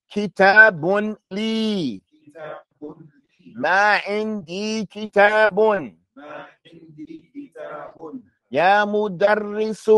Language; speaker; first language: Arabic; non-native, fluent; English